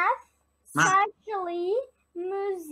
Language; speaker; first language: English; non-native, learner; Turkish